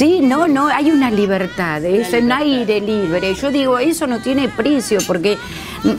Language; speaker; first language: Spanish; native; Spanish